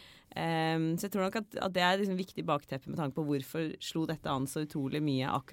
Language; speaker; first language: Norwegian; native; Norwegian